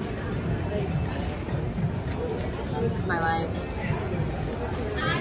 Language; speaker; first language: English; native; English